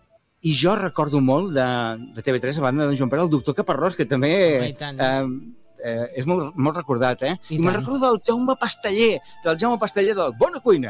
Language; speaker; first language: Catalan; native; Catalan